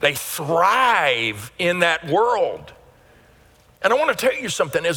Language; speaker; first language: English; native; English